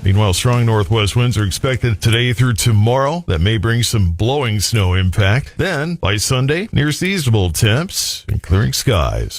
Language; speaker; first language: English; native; English